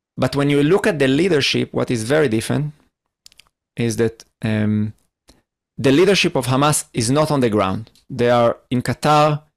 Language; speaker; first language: English; non-native, fluent; Hebrew